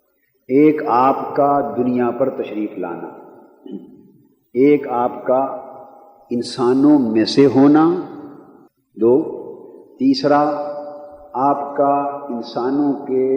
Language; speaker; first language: Urdu; native; Urdu